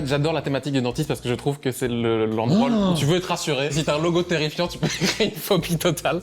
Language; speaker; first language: French; native; French